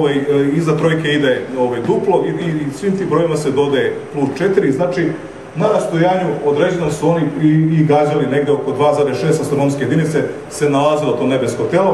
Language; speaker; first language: Serbian; native; Serbian